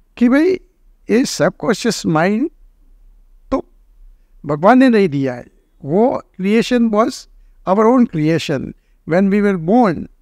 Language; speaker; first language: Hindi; non-native, local second language; Gujarati